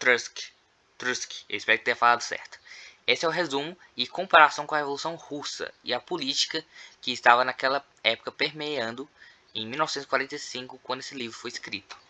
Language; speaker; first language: Portuguese; native; Portuguese